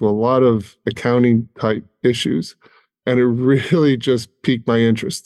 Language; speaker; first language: English; native; English